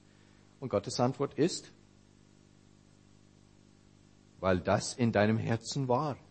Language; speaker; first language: German; non-native, fluent; English